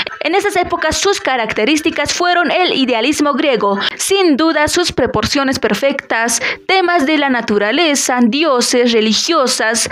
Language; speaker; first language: Spanish; native; Spanish